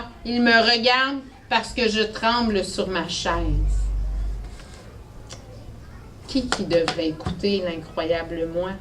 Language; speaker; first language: French; native; French